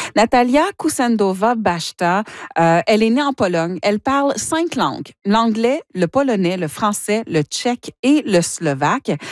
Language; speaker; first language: French; native; French